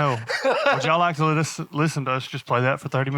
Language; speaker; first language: English; native; English